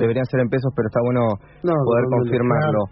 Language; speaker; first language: Spanish; native; Spanish